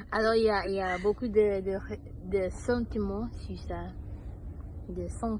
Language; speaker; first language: French; non-native, learner; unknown